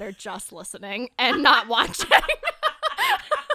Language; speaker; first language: English; native; English